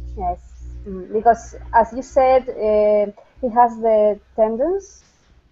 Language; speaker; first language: English; non-native, fluent; Spanish